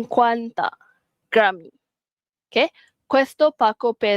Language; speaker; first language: Italian; non-native, fluent; Malay